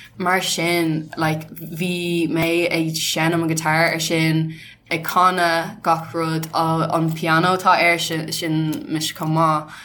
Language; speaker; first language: Irish; non-native, local second language; English